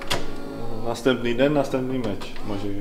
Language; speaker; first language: Polish; non-native, learner; Czech